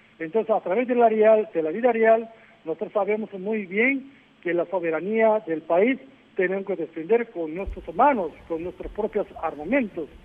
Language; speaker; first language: Spanish; non-native, fluent; Korean